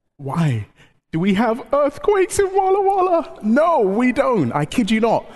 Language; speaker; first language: English; early bilingual, other home language; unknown